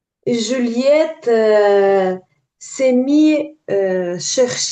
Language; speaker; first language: French; non-native, learner; Ukrainian